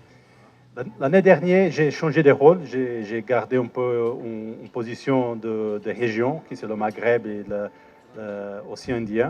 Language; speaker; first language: French; non-native, fluent; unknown